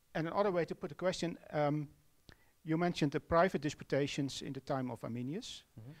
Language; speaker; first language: English; non-native, fluent; Dutch